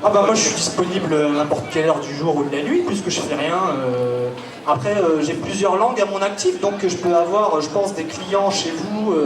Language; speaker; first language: French; native; French